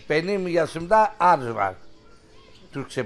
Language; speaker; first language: Turkish; early bilingual, heritage; Greek